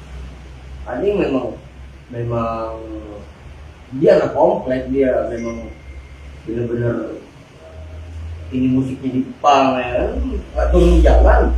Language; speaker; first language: Indonesian; native; Indonesian